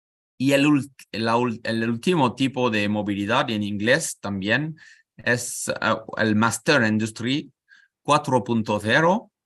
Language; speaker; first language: Spanish; non-native, learner; French